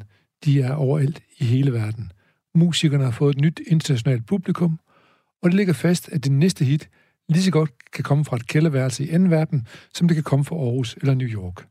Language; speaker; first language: Danish; native; Danish